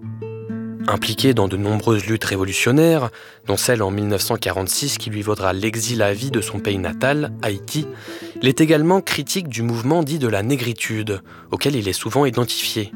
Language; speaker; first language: French; native; French